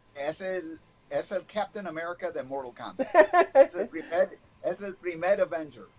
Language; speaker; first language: Spanish; early bilingual, heritage; Spanish